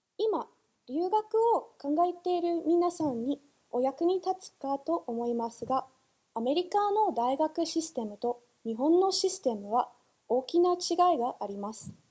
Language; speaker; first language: Japanese; non-native, fluent; English